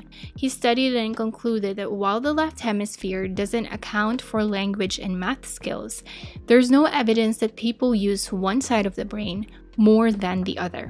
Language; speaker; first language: English; non-native, local second language; Filipino